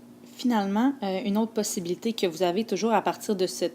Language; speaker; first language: French; native; French